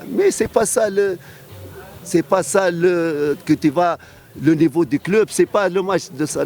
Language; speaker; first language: French; non-native, local second language; Arabic